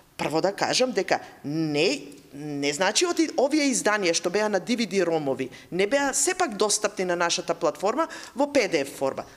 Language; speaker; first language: Macedonian; native; Macedonian